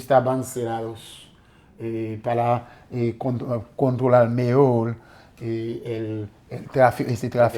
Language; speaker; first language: Spanish; non-native, fluent; Haitian Creole